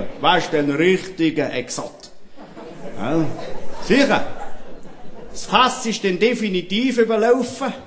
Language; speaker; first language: German; native; German